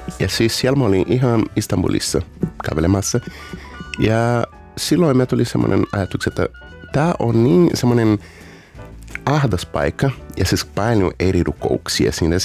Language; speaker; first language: Finnish; non-native, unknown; Portuguese